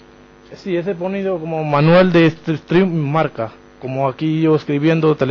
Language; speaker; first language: Spanish; non-native, learner; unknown